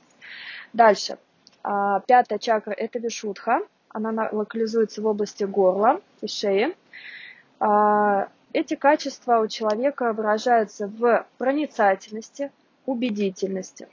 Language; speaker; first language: Russian; native; Russian